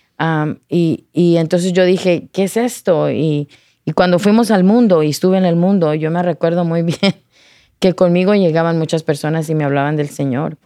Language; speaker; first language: Spanish; early bilingual, heritage; Spanish